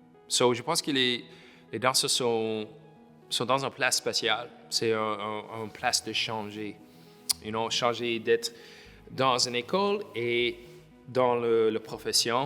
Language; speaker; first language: French; non-native, local second language; English